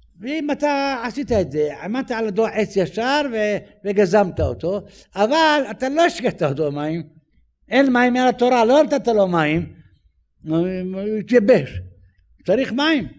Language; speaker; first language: Hebrew; native; Hebrew